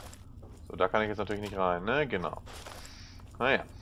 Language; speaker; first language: German; native; German